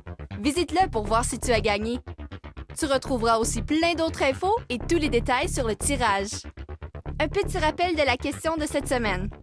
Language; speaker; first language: French; native; French